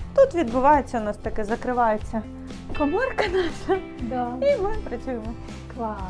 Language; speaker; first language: Ukrainian; non-native, local second language; Russian